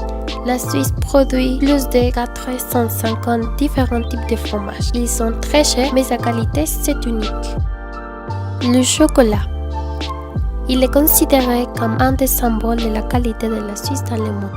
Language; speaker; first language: French; non-native, learner; Spanish